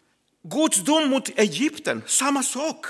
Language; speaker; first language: Swedish; non-native, fluent; Croatian